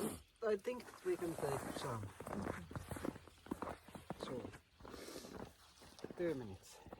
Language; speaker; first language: English; non-native, learner; Finnish